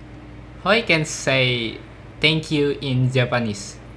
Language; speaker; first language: English; non-native, learner; Indonesian